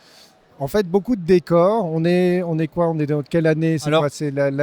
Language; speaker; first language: French; native; French